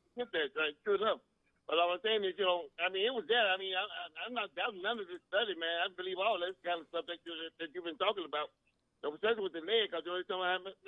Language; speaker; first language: English; native; English